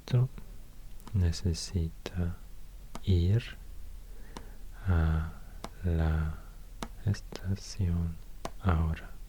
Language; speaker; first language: Spanish; non-native, learner; Swedish